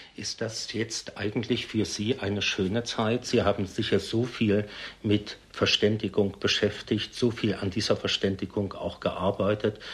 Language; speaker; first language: German; native; German